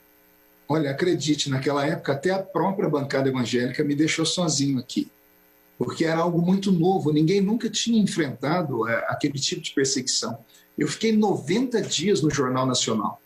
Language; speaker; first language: Portuguese; native; Portuguese